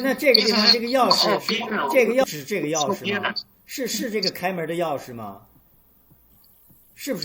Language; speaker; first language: Chinese; native; Chinese